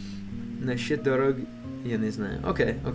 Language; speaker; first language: Russian; non-native, learner; English